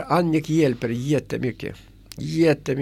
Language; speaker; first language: Swedish; non-native, fluent; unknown